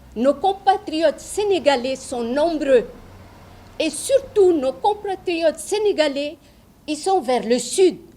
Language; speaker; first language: French; non-native, local second language; Wolof